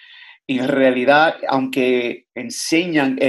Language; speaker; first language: Spanish; early bilingual, other home language; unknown